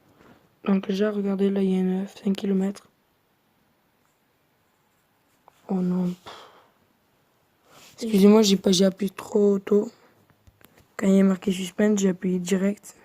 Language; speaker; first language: French; native; French